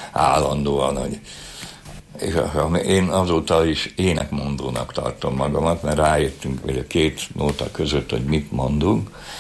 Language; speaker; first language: Hungarian; native; Hungarian